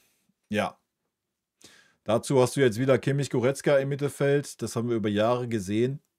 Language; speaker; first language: German; native; German